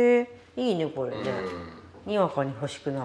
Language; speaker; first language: French; non-native, learner; Japanese